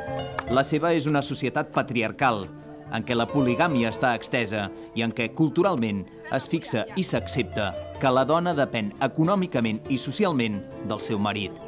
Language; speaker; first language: Catalan; native; Catalan